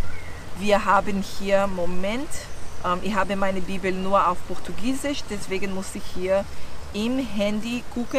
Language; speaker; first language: German; non-native, fluent; Portuguese